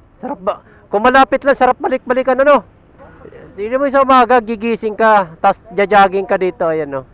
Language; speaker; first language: Filipino; native; Filipino